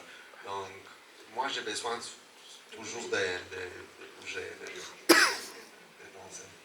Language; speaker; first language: French; non-native, fluent; Spanish